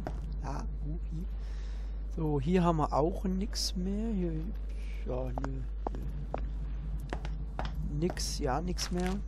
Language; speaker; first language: German; native; German